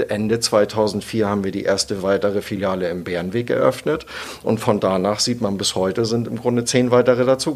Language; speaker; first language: German; native; German